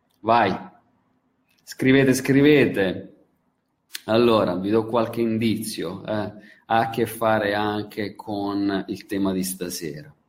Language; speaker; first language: Italian; native; Italian